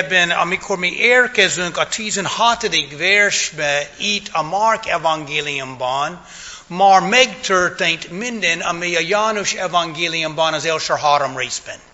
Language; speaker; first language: Hungarian; non-native, fluent; English